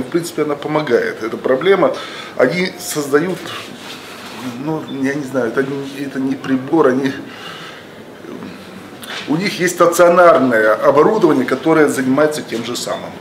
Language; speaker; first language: Russian; native; Russian